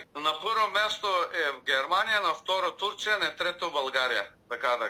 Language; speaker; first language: Bulgarian; non-native, local second language; Turkish